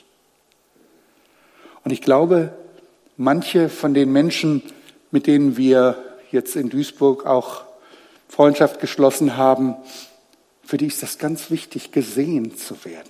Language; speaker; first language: German; native; German